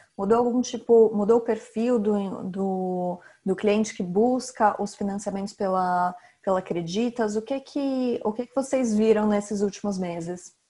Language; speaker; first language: Portuguese; native; Portuguese